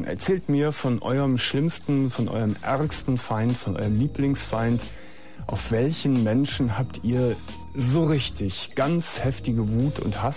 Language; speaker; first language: German; native; German